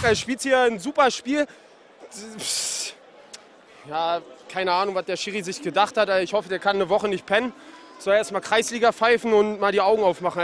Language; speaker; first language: German; native; German